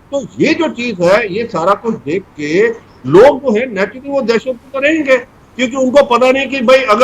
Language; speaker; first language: Hindi; native; Hindi